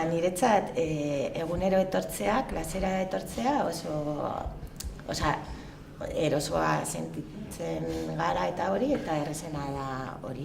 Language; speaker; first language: Basque; non-native, learner; French